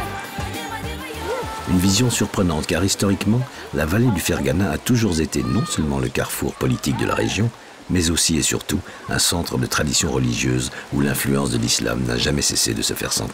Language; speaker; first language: French; native; French